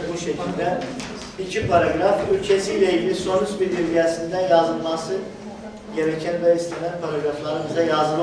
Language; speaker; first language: Turkish; native; Turkish